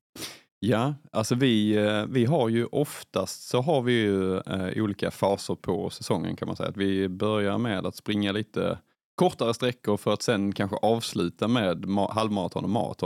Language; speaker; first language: Swedish; native; Swedish